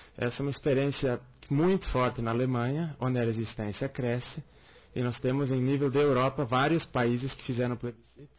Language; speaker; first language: Portuguese; native; Portuguese